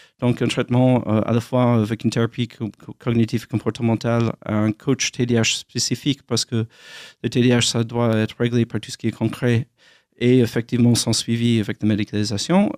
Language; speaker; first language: French; non-native, fluent; English